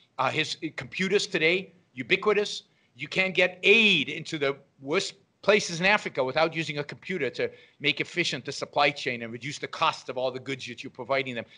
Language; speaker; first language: English; non-native, fluent; Hebrew